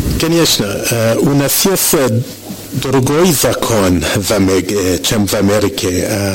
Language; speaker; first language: Russian; non-native, learner; French